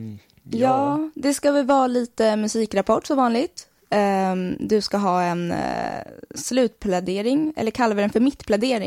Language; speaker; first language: Swedish; native; Swedish